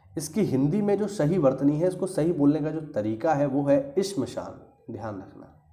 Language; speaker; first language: Hindi; native; Hindi